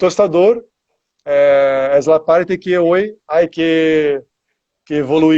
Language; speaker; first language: Spanish; non-native, learner; Portuguese